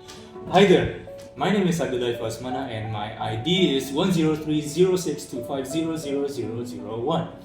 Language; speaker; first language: English; non-native, fluent; Indonesian